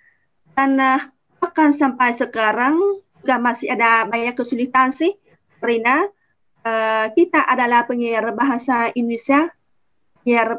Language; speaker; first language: Indonesian; non-native, fluent; Vietnamese